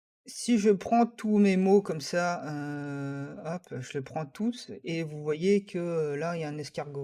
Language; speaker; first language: French; native; French